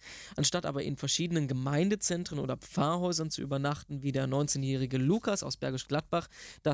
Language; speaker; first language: German; native; German